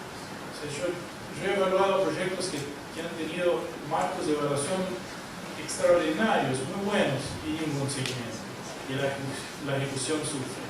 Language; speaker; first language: Spanish; non-native, fluent; Portuguese